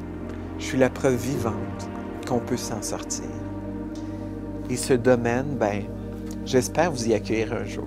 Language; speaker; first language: French; native; French